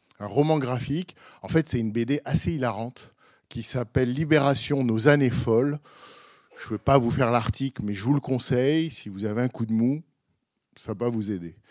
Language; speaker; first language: French; native; French